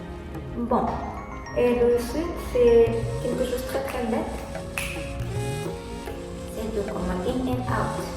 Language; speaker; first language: French; non-native, learner; Japanese